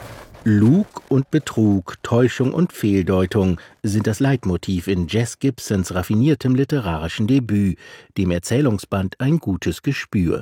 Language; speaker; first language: German; native; German